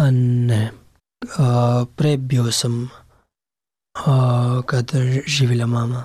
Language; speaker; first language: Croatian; non-native, learner; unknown